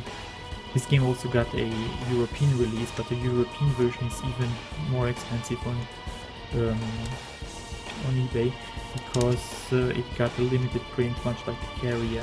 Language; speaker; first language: English; non-native, fluent; German